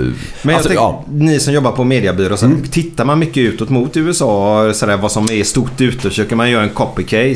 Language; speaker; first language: Swedish; native; Swedish